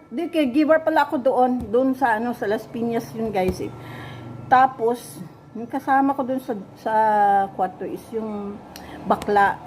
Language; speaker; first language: Filipino; non-native, local second language; Cebuano